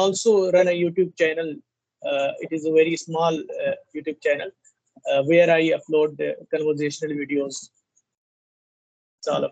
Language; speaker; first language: English; non-native, learner; Hindi